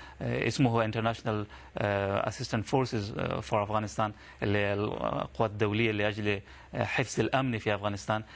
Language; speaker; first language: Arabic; non-native, fluent; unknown